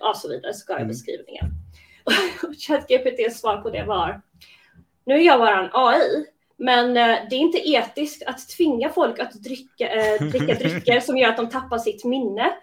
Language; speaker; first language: Swedish; native; Swedish